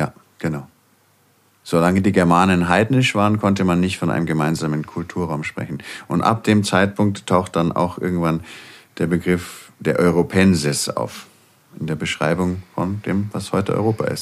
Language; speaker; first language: German; native; German